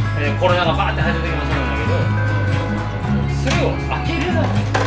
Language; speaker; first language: Japanese; native; Japanese